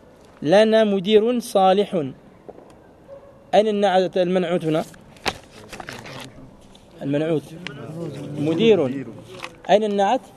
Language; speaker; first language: Arabic; non-native, fluent; French